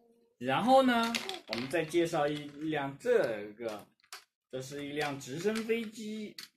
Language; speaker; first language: Chinese; native; Chinese